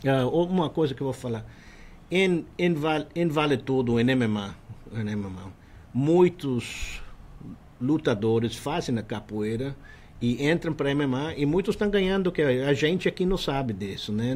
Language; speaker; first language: Portuguese; non-native, learner; Spanish